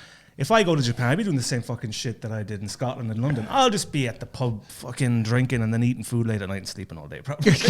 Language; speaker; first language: English; native; English